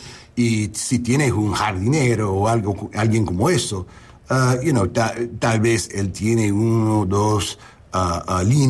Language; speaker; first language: Spanish; non-native, learner; English